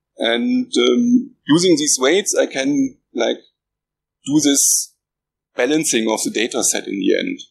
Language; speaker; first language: English; non-native, fluent; German